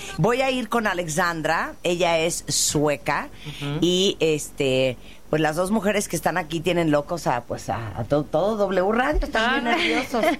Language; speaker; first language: Spanish; native; Spanish